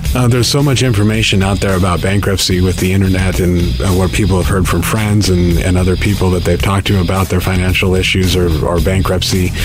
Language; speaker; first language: English; native; English